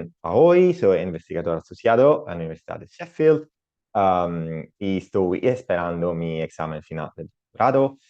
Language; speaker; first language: Spanish; non-native, learner; Italian